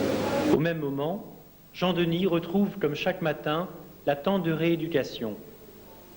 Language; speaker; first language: French; native; French